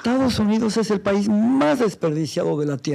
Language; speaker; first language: Spanish; native; Spanish